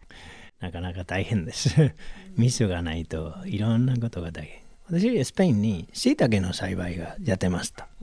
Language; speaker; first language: Japanese; non-native, learner; Spanish